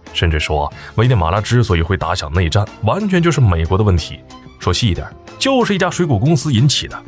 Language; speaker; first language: Chinese; native; Chinese